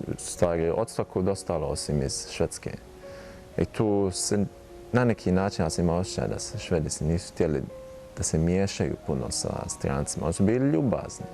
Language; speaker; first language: Bosnian; early bilingual, heritage; Bosnian